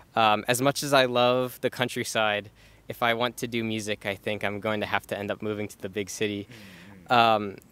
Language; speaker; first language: English; native; English